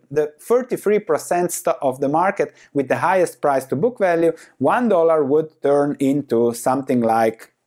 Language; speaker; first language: English; non-native, fluent; Croatian